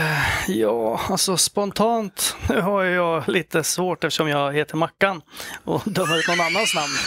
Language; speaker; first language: Swedish; native; Swedish